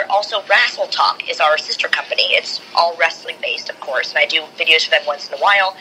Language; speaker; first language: English; native; English